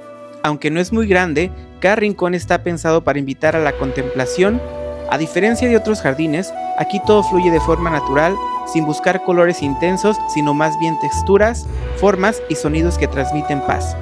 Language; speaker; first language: Spanish; native; Spanish